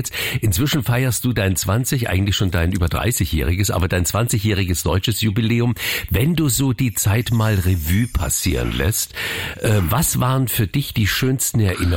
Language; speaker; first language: German; native; German